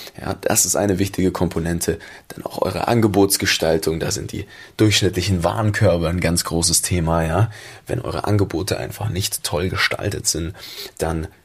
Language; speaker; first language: German; native; German